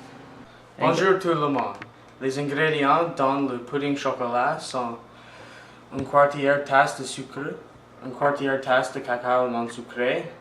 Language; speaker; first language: French; non-native, learner; English